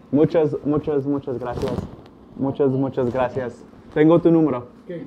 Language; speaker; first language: Spanish; non-native, learner; English